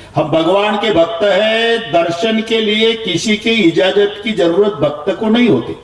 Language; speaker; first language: Hindi; non-native, local second language; Marathi